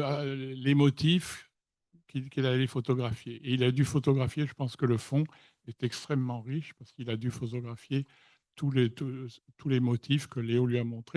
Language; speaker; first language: French; native; French